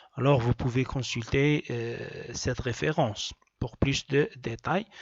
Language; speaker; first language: French; non-native, local second language; Arabic